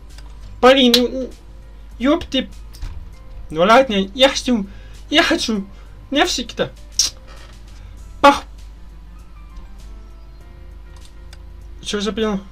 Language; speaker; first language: Russian; non-native, learner; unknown